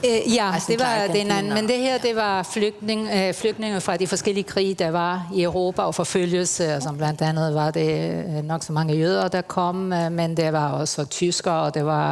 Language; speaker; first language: Danish; non-native, fluent; Spanish